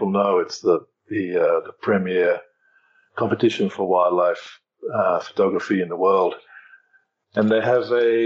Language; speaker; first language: English; native; English